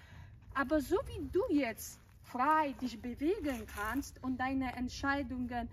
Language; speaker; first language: German; non-native, fluent; Polish